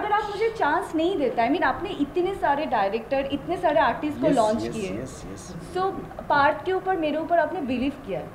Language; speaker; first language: Hindi; non-native, local second language; Bangla